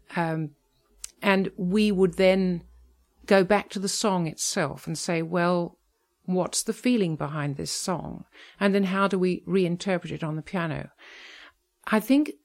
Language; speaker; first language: English; native; English